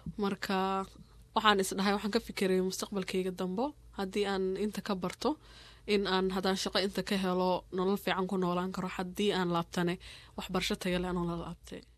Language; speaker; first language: Somali; native; Somali